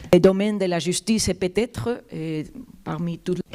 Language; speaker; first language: French; non-native, fluent; Romanian